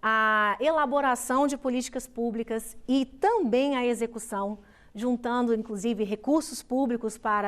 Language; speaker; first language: Portuguese; native; Portuguese